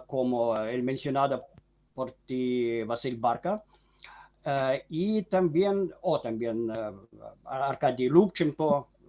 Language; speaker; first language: Spanish; non-native, fluent; Ukrainian